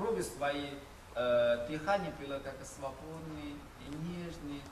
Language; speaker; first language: Russian; non-native, learner; Chinese